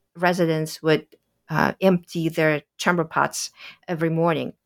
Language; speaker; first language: English; early bilingual, other home language; Russian